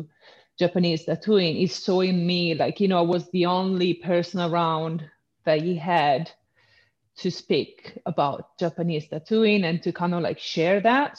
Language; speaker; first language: English; non-native, fluent; Italian